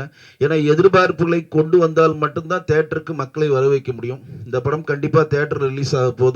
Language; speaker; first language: Tamil; native; Tamil